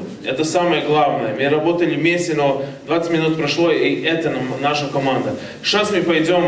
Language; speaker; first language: Russian; non-native, learner; Latvian